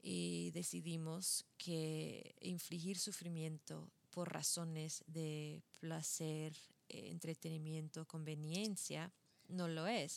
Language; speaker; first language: Spanish; non-native, fluent; English